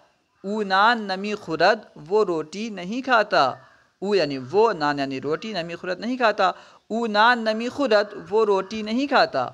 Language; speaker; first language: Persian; non-native, fluent; Urdu